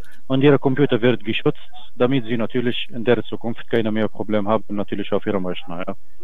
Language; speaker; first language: German; non-native, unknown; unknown